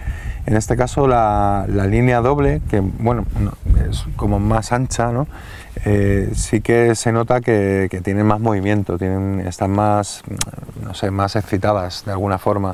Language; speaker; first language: Spanish; native; Spanish